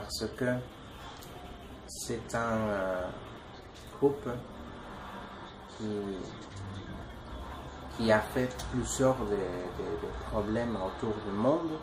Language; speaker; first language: French; non-native, learner; Spanish